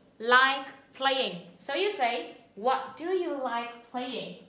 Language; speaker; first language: English; non-native, fluent; Vietnamese